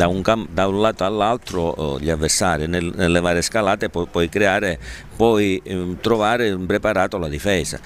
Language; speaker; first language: Italian; native; Italian